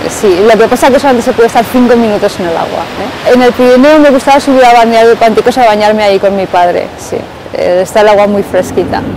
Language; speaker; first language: Spanish; native; Spanish